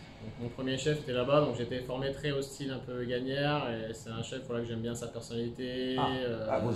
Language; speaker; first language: French; native; French